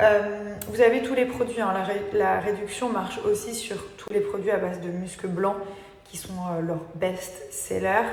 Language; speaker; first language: French; native; French